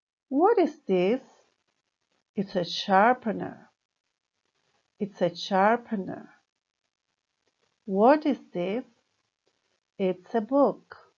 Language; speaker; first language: English; non-native, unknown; Spanish